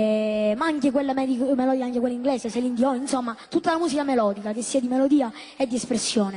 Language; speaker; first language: Italian; native; Italian